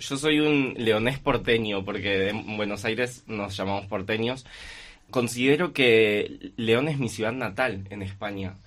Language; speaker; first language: Spanish; native; Spanish